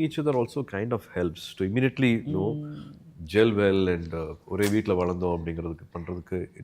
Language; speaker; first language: Tamil; native; Tamil